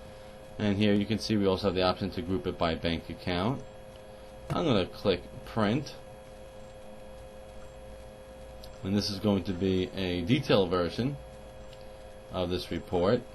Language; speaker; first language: English; native; English